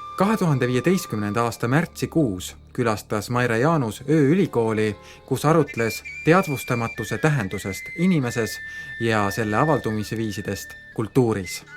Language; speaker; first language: Estonian; native; Estonian